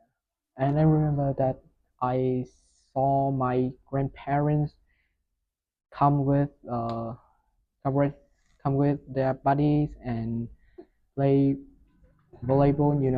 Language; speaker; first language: English; non-native, learner; Vietnamese